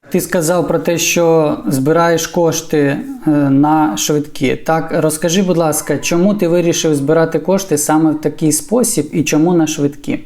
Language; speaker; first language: Ukrainian; native; Ukrainian